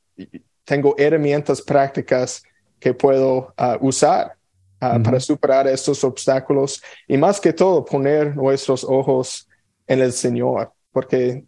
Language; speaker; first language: Spanish; non-native, fluent; English